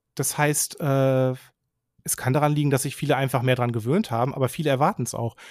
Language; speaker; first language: German; native; German